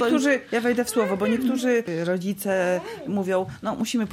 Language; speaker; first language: Polish; native; Polish